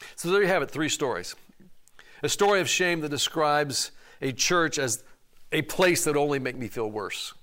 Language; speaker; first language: English; native; English